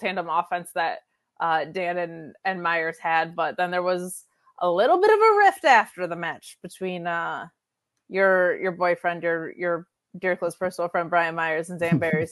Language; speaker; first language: English; native; English